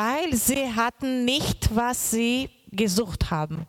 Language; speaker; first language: German; non-native, learner; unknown